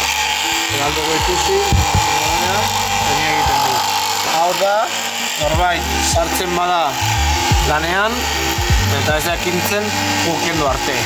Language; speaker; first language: Basque; non-native, local second language; Spanish